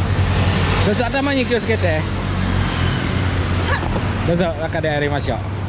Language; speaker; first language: Japanese; non-native, learner; Indonesian